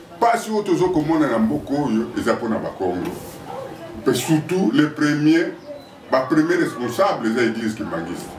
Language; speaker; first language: Lingala; non-native, local second language; Kongo